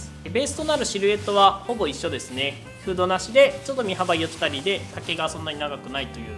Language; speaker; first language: Japanese; native; Japanese